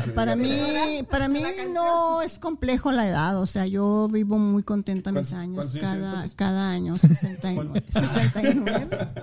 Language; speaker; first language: Spanish; native; Spanish